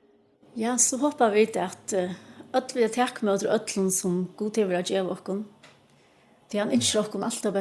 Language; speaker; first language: Danish; non-native, local second language; Faroese